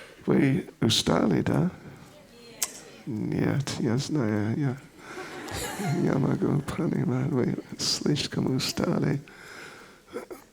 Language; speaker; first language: Russian; non-native, learner; English